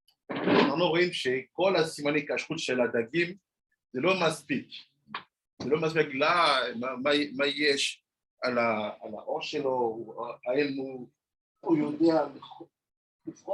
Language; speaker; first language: Hebrew; non-native, fluent; French